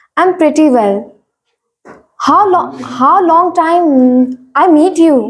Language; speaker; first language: English; non-native, learner; Hindi